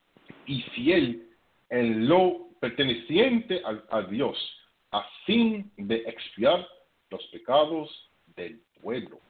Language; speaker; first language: Spanish; non-native, fluent; English